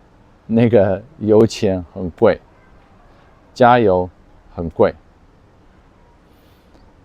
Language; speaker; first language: Chinese; non-native, fluent; Dutch